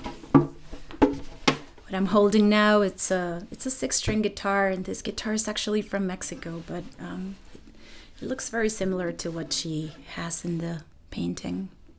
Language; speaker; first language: English; non-native, fluent; Spanish